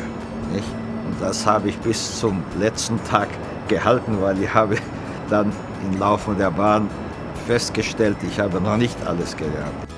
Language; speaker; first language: German; non-native, fluent; Portuguese